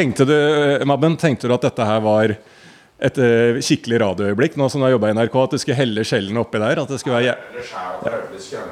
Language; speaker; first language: Norwegian; native; Norwegian